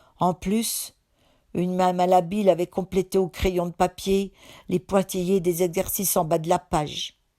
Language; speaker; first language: French; native; French